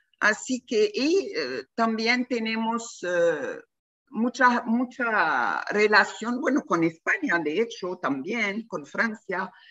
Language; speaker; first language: Spanish; non-native, fluent; Arabic